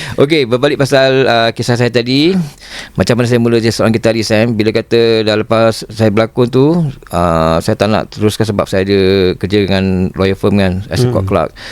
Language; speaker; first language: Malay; native; Malay